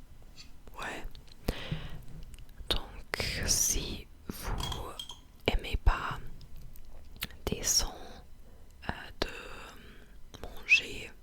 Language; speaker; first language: French; non-native, fluent; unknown